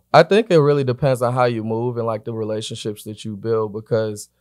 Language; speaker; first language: English; native; English